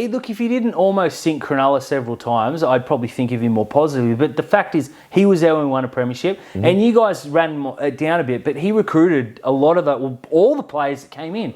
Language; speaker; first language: English; native; English